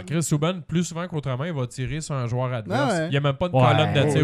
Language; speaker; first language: French; native; French